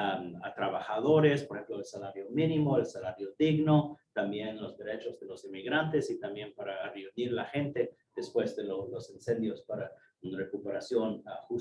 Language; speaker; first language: Spanish; non-native, fluent; English